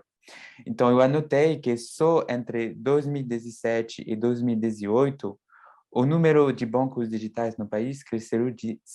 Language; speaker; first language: Portuguese; non-native, fluent; French